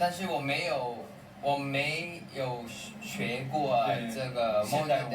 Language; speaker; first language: Chinese; non-native, learner; Thai